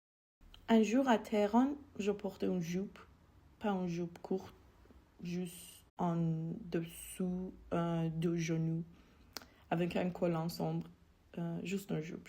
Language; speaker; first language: French; non-native, fluent; Persian